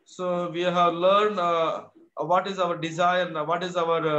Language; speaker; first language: English; non-native, local second language; Kannada